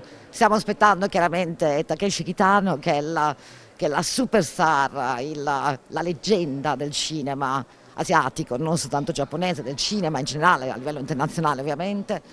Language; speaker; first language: Italian; native; Italian